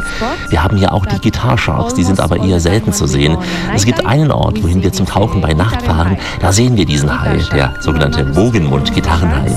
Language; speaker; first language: German; native; German